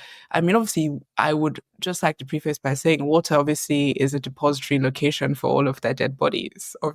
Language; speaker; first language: English; native; English